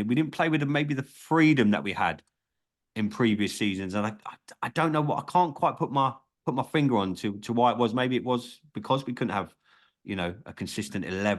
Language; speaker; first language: English; native; English